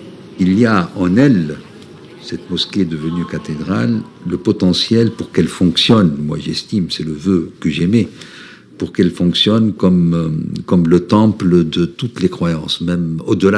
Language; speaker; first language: French; non-native, local second language; Arabic